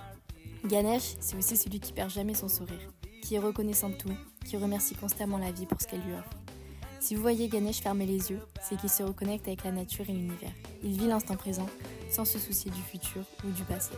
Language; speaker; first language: French; native; French